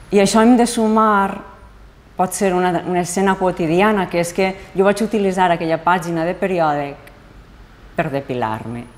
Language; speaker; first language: Catalan; native; Catalan